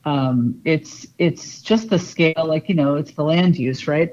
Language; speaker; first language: English; native; English